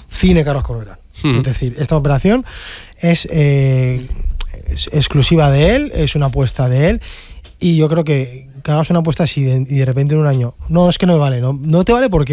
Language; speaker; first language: Spanish; native; Spanish